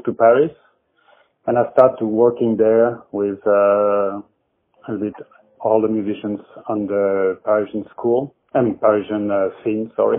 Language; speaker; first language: English; non-native, fluent; French